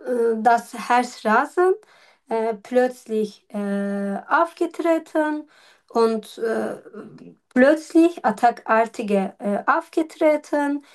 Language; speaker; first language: German; non-native, learner; Turkish